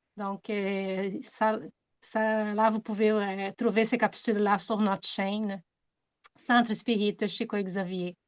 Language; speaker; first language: French; non-native, fluent; Portuguese